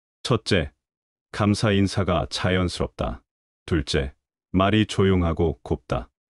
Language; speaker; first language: Korean; native; Korean